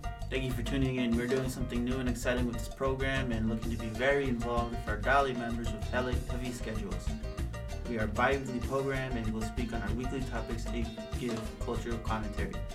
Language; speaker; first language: English; early bilingual, other home language; Spanish